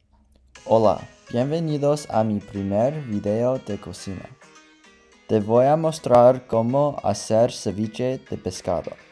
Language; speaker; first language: Spanish; non-native, learner; English